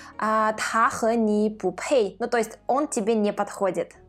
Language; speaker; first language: Russian; native; Russian